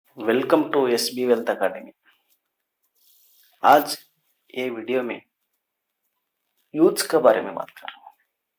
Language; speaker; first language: Hindi; non-native, local second language; Kannada